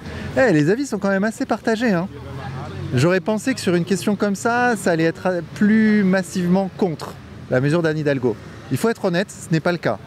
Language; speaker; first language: French; native; French